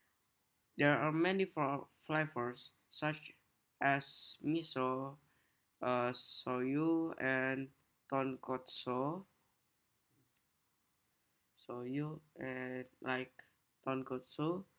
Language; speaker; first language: English; non-native, learner; Indonesian